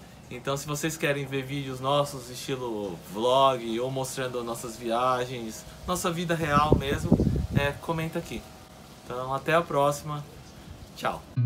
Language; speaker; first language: Portuguese; native; Portuguese